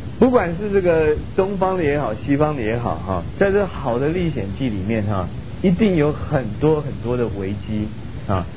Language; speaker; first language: Chinese; early bilingual, other home language; Min Nan Chinese